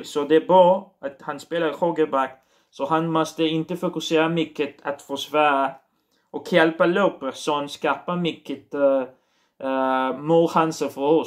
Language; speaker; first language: Swedish; non-native, learner; Portuguese